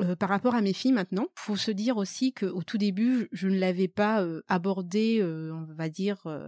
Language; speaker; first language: French; early bilingual, other home language; Malagasy